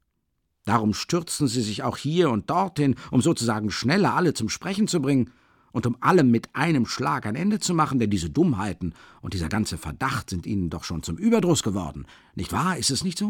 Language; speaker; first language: German; native; German